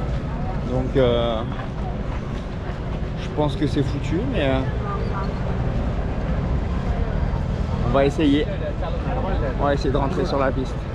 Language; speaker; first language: French; native; French